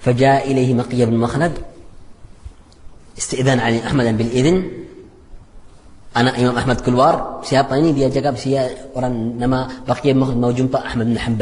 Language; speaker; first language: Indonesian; non-native, fluent; Arabic